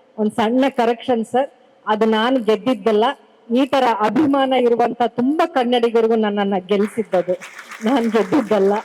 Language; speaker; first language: Kannada; native; Kannada